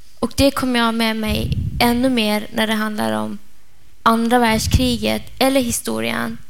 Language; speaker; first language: Swedish; non-native, fluent; Persian